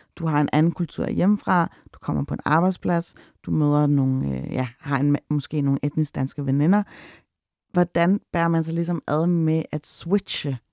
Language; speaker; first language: Danish; early bilingual, other home language; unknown